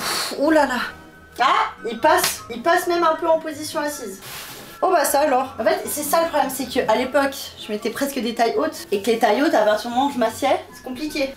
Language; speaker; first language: French; native; French